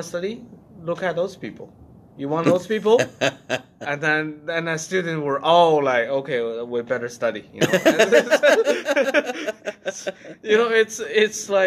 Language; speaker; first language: English; non-native, fluent; Chinese